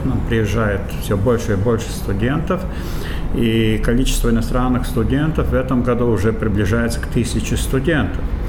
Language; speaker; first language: Russian; non-native, fluent; Latvian